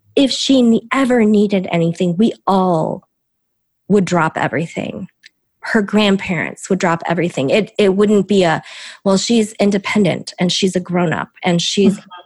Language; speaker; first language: English; early bilingual, other home language; Korean